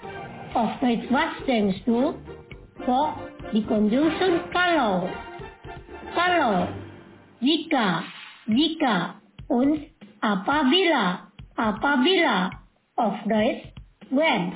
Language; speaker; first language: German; non-native, fluent; Indonesian